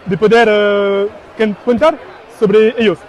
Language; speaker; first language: Spanish; non-native, learner; French